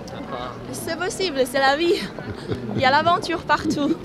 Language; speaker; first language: French; non-native, fluent; Chinese